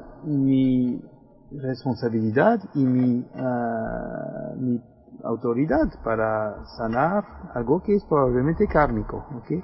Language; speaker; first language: Spanish; non-native, fluent; French